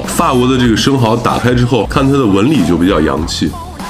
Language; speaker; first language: Chinese; native; Chinese